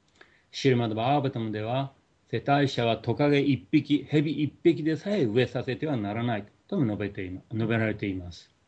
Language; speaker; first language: Japanese; native; Japanese